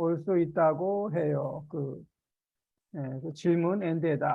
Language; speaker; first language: Korean; native; Korean